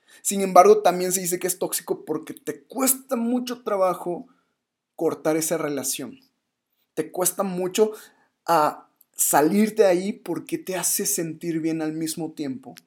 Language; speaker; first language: Spanish; native; Spanish